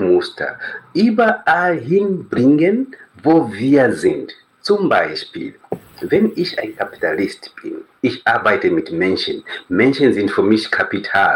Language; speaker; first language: German; non-native, fluent; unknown